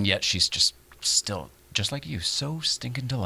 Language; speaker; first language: English; native; English